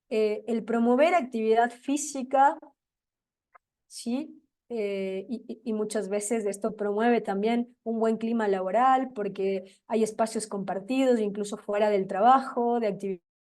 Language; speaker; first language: Spanish; native; Spanish